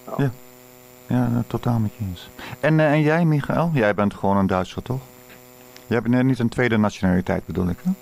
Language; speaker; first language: Dutch; native; Dutch